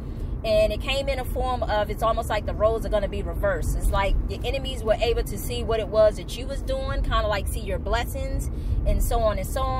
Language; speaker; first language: English; native; English